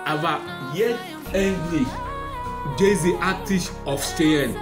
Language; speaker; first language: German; non-native, learner; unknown